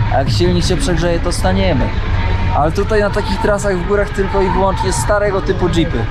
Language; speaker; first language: Polish; native; Polish